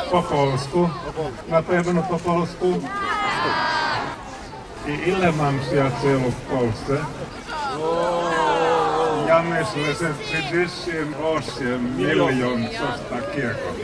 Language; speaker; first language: Polish; non-native, learner; Finnish